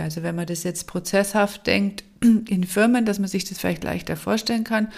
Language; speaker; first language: German; native; German